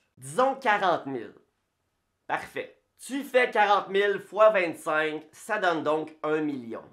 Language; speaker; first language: French; native; French